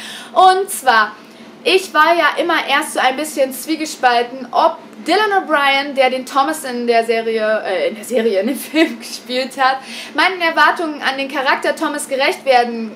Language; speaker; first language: German; native; German